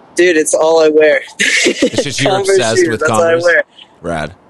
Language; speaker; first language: English; native; English